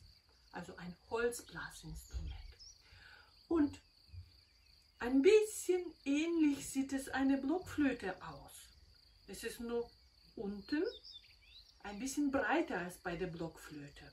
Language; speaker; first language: German; non-native, fluent; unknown